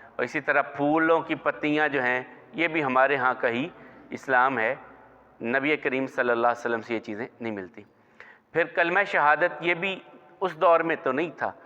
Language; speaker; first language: Urdu; non-native, local second language; Punjabi